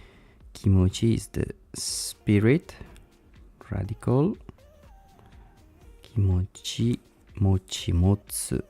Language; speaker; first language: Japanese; non-native, learner; Italian